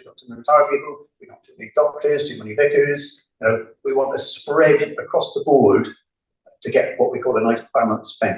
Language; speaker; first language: English; native; English